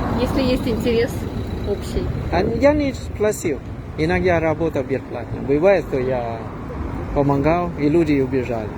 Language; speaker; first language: Russian; non-native, fluent; Thai